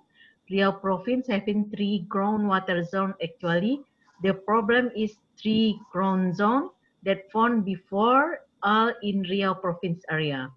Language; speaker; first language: English; non-native, learner; Indonesian